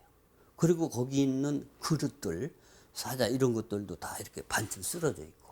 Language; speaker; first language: Korean; native; Korean